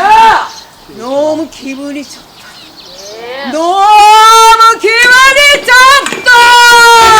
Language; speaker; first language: Korean; native; Korean